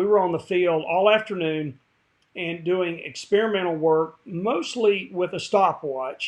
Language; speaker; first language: English; native; English